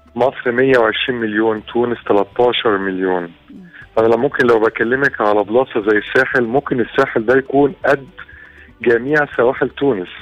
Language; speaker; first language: Arabic; native; Arabic